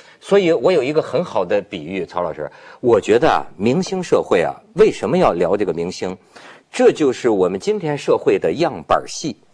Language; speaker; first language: Chinese; native; Chinese